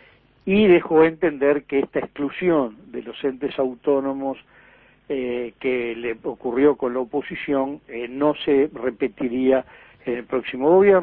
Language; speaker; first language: Spanish; native; Spanish